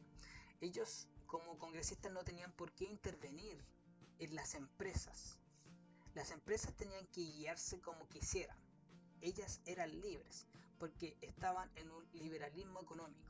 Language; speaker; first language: Spanish; native; Spanish